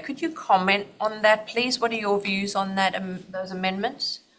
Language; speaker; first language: English; native; English